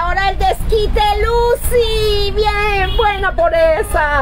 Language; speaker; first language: Spanish; native; Spanish